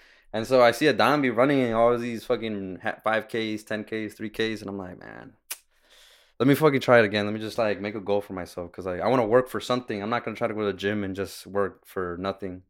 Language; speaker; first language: English; early bilingual, other home language; Spanish